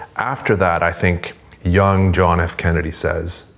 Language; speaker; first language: English; non-native, fluent; Swedish